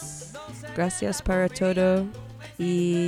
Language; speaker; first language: Spanish; non-native, learner; English